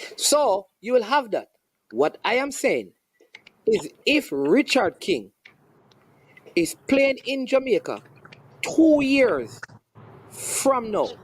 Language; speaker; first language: English; non-native, local second language; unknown